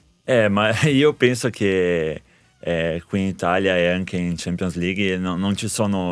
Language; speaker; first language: Italian; non-native, fluent; Portuguese